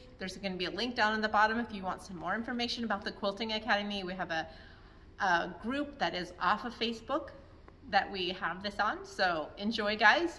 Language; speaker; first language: English; native; English